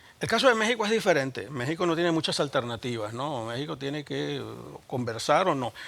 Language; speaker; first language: Spanish; native; Spanish